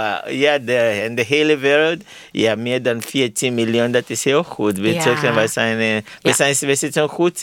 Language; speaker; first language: Dutch; non-native, fluent; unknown